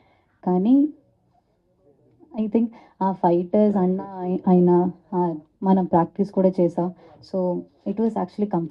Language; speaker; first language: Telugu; non-native, learner; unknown